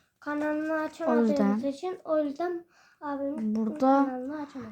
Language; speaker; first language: Turkish; early bilingual, heritage; Turkish